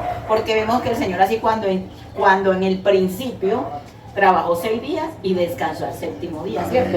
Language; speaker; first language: Spanish; native; Spanish